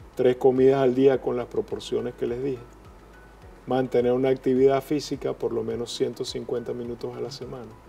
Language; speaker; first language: Spanish; native; Spanish